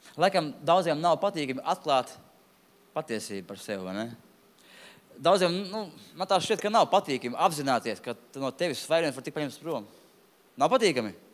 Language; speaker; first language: Latvian; non-native, local second language; Russian